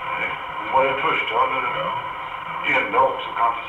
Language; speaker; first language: Swedish; non-native, fluent; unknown